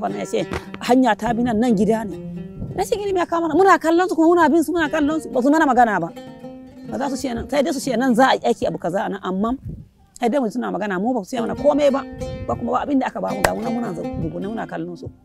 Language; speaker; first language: Hausa; non-native, local second language; Fula